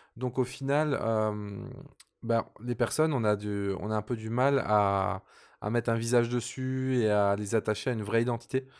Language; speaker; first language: French; native; French